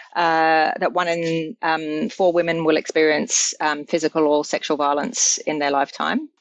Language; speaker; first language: English; native; English